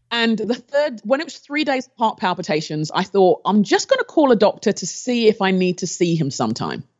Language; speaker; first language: English; native; English